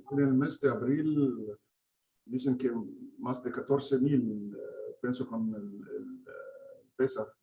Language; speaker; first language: Spanish; non-native, fluent; Arabic